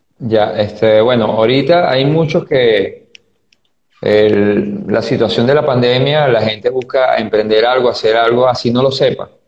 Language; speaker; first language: Spanish; native; Spanish